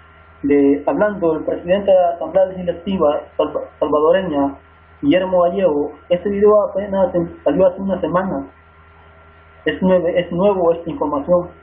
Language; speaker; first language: Spanish; native; Spanish